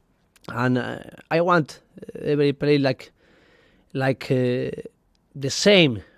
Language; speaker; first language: English; non-native, learner; Spanish